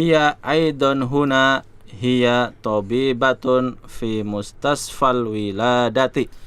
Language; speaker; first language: Arabic; non-native, learner; Indonesian